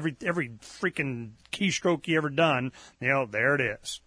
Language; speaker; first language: English; native; English